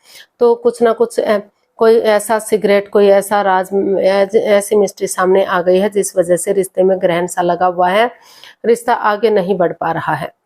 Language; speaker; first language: Hindi; native; Hindi